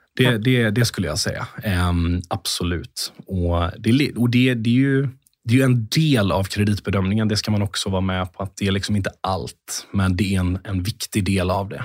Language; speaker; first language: Swedish; native; Swedish